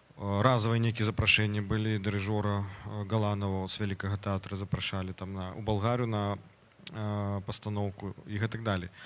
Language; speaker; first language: Belarusian; non-native, local second language; Russian